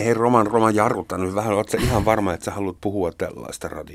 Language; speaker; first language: Finnish; native; Finnish